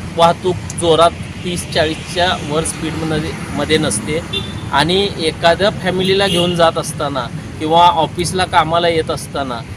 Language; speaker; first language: Marathi; native; Marathi